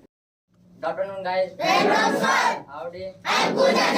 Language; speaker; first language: English; non-native, learner; Hindi